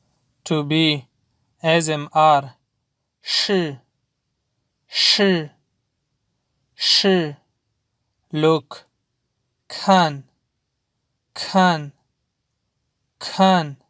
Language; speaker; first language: Chinese; non-native, learner; Urdu